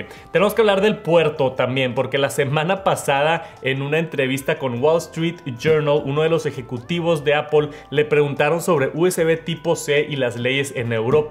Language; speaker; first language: Spanish; native; Spanish